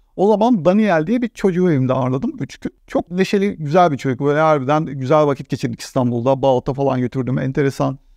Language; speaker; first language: Turkish; native; Turkish